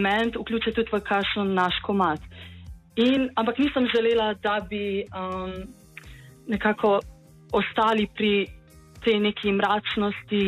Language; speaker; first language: Slovenian; native; Slovenian